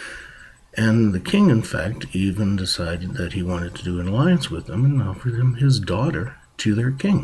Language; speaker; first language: English; native; English